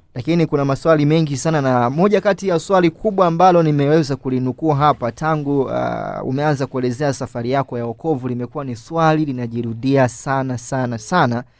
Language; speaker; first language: Swahili; native; Swahili